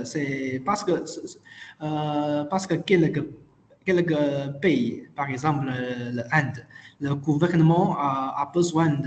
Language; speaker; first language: French; non-native, learner; Chinese